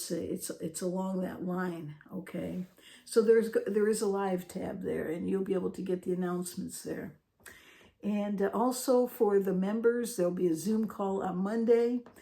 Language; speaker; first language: English; native; English